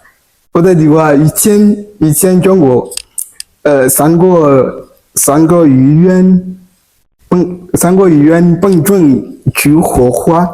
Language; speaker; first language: Chinese; non-native, learner; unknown